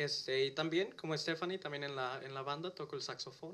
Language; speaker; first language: Spanish; early bilingual, other home language; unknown